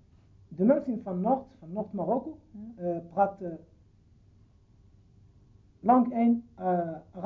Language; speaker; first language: Dutch; non-native, learner; Arabic